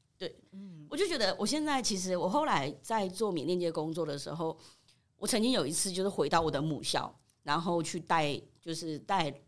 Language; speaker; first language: Chinese; early bilingual, other home language; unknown